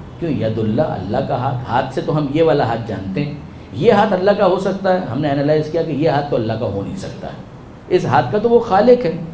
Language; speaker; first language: Urdu; non-native, local second language; Gujarati